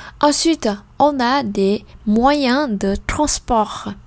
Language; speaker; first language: French; non-native, fluent; Vietnamese